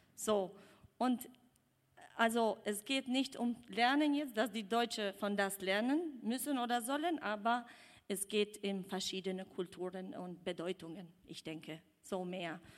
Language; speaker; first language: German; non-native, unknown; Albanian